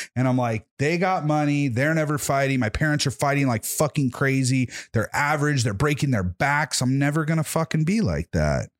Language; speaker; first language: English; native; English